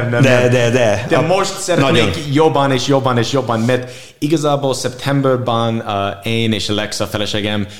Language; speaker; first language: Hungarian; non-native, learner; English